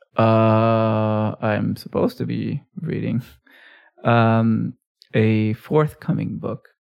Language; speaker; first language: English; early bilingual, other home language; Spanish